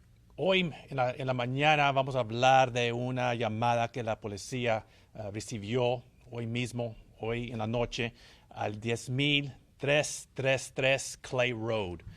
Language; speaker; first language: Spanish; early bilingual, heritage; English